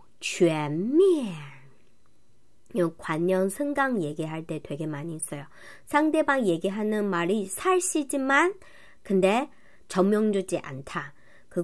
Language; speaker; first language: Korean; non-native, fluent; Chinese